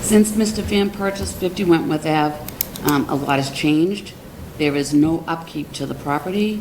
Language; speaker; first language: English; native; English